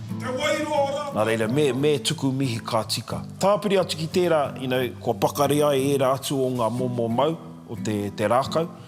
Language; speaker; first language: Māori; non-native, local second language; English